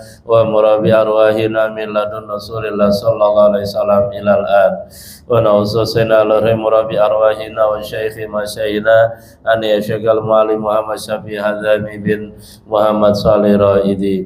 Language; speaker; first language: Arabic; non-native, fluent; Indonesian